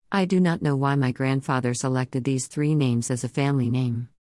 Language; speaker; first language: English; non-native, fluent; Persian